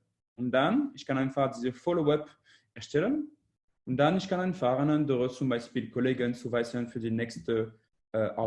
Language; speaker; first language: German; non-native, learner; French